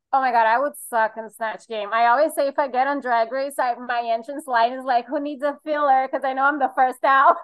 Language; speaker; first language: English; non-native, fluent; Portuguese